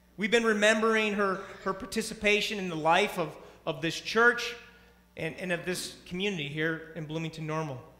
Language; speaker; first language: English; native; English